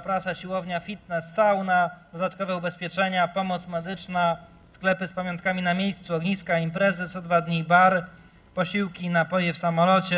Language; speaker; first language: Polish; native; Polish